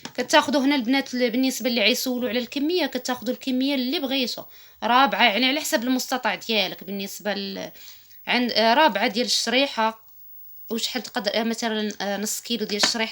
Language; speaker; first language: Arabic; native; Arabic